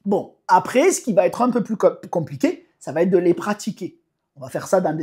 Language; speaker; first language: French; native; French